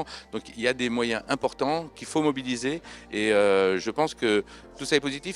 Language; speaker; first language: French; native; French